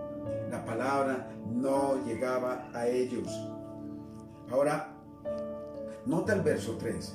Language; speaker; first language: Spanish; native; Spanish